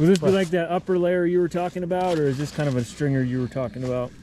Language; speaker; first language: English; native; English